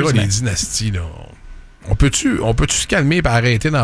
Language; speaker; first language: French; native; French